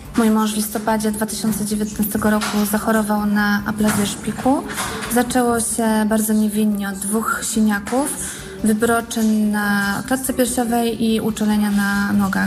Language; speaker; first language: Polish; native; Polish